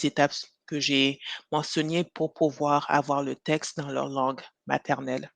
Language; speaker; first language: French; native; French